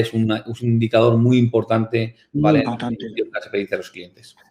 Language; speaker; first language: Spanish; native; Spanish